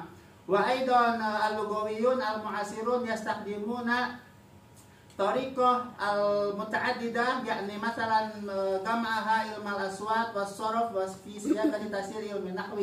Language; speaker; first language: Arabic; non-native, fluent; Indonesian